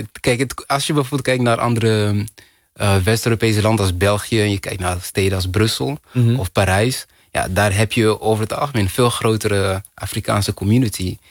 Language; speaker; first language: Dutch; early bilingual, other home language; Kinyarwanda